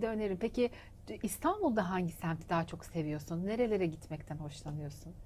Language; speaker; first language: Turkish; native; Turkish